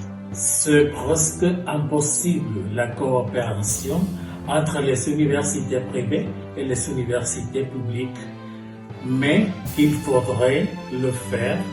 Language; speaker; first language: French; non-native, fluent; Spanish